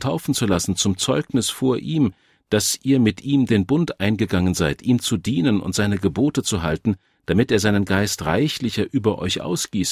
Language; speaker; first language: German; native; German